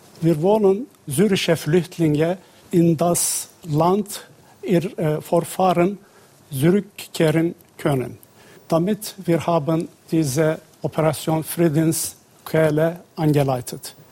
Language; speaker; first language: German; non-native, fluent; Turkish